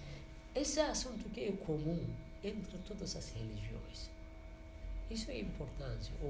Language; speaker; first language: Portuguese; non-native, learner; Persian